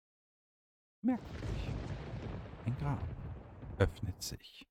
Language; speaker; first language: German; native; German